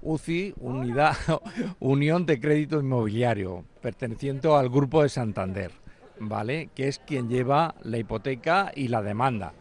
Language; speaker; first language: Spanish; native; Spanish